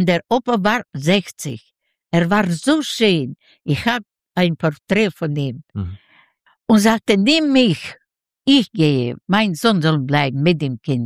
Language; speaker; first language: German; non-native, learner; Yiddish